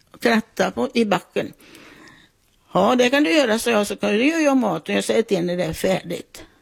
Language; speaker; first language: Swedish; non-native, fluent; Italian